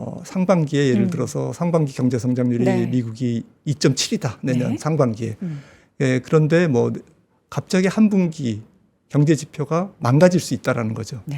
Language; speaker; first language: Korean; native; Korean